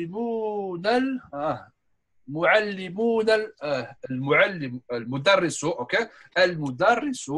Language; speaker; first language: Arabic; non-native, fluent; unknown